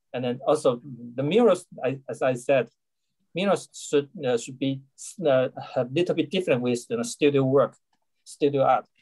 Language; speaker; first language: English; non-native, learner; Chinese